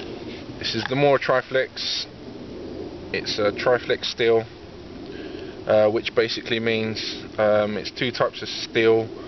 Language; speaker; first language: English; native; English